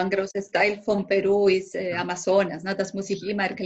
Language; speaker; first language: German; non-native, fluent; Spanish